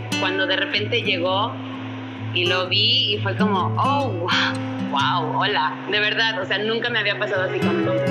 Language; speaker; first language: Spanish; early bilingual, other home language; English